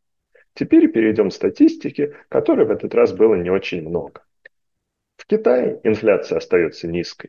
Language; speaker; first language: Russian; native; Russian